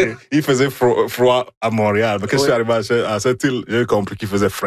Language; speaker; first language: French; non-native, fluent; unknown